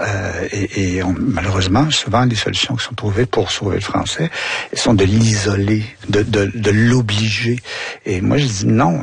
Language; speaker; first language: French; native; French